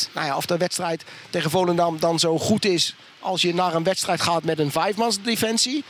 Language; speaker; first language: Dutch; native; Dutch